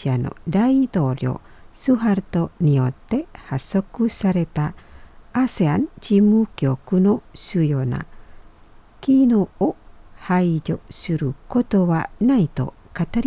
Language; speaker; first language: Japanese; non-native, fluent; Indonesian